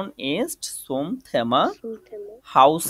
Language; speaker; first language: German; non-native, fluent; Bangla